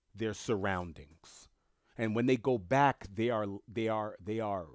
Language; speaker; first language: English; early bilingual, other home language; French